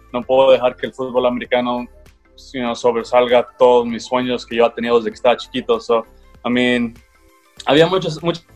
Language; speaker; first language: Spanish; early bilingual, heritage; Spanish